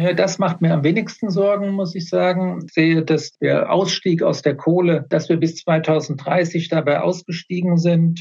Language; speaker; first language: German; native; German